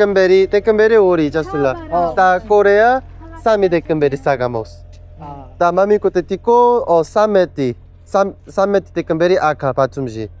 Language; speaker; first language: Georgian; non-native, learner; Korean